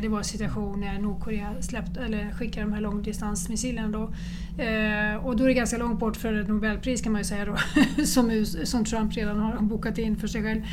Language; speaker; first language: Swedish; native; Swedish